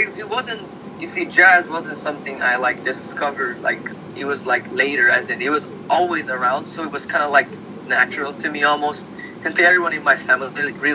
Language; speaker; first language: English; early bilingual, other home language; Slovak